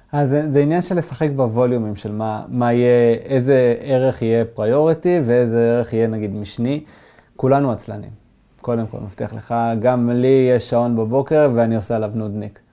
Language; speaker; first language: Hebrew; native; Hebrew